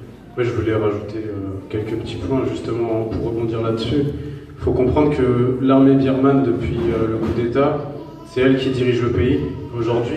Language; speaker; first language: French; native; French